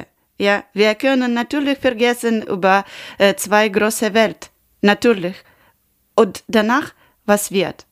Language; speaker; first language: German; non-native, learner; Ukrainian